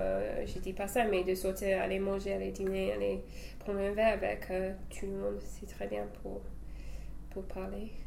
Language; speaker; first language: French; non-native, fluent; English